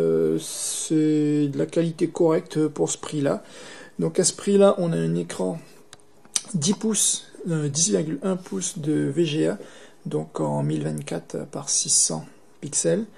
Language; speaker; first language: French; native; French